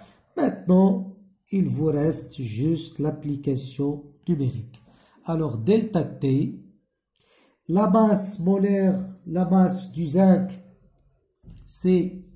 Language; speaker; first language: French; non-native, local second language; Arabic